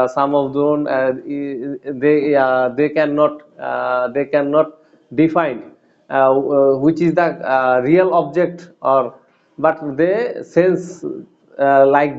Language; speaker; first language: English; non-native, learner; Bangla